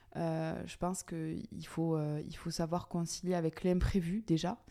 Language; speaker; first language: French; native; French